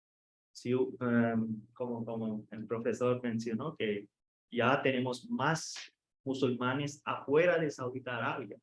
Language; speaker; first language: Spanish; non-native, fluent; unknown